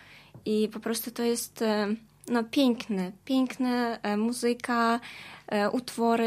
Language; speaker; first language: Polish; non-native, fluent; Russian